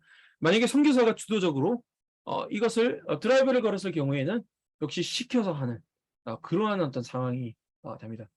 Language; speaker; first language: Korean; native; Korean